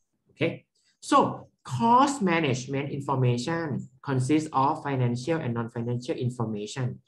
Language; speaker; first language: English; non-native, fluent; Thai